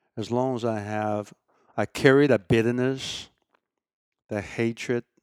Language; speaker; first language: English; early bilingual, other home language; Chinese